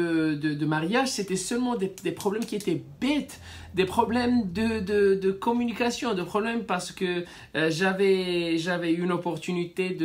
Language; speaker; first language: French; non-native, fluent; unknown